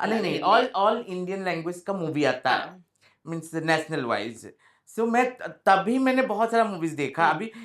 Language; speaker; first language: Hindi; non-native, local second language; Assamese